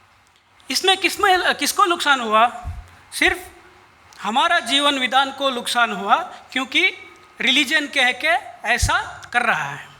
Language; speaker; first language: Hindi; non-native, local second language; Kannada